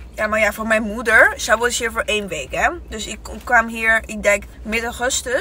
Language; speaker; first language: Dutch; non-native, learner; Italian